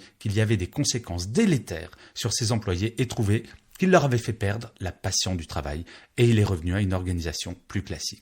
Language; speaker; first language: French; native; French